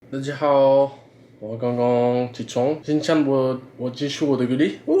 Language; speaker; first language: Chinese; non-native, learner; French